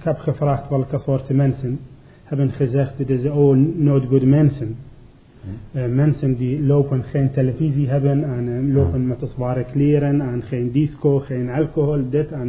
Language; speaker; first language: Dutch; non-native, learner; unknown